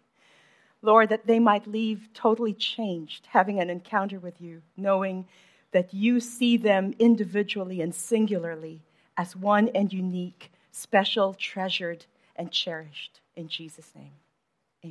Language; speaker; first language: English; non-native, local second language; Filipino